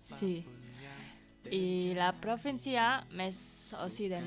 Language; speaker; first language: Catalan; non-native, learner; Indonesian